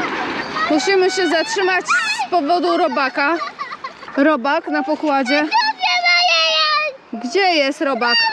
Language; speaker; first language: Polish; native; Polish